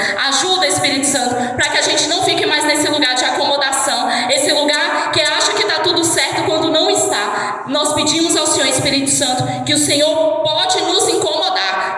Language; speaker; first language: Portuguese; native; Portuguese